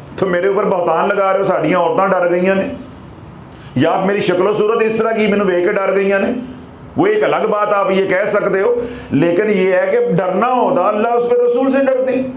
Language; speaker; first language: Urdu; non-native, local second language; Punjabi